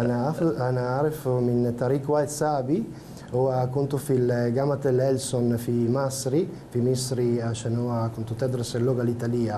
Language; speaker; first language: Arabic; non-native, learner; Italian